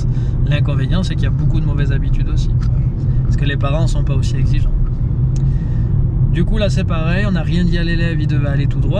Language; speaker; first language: French; native; French